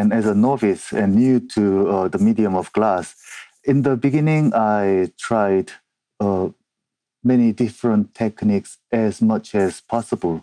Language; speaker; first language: English; non-native, fluent; Korean